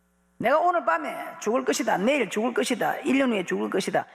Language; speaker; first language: Korean; native; Korean